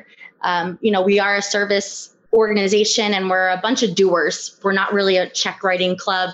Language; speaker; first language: English; native; English